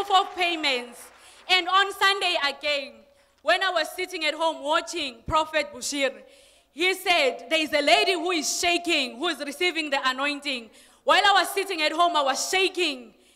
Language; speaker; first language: English; non-native, local second language; Zulu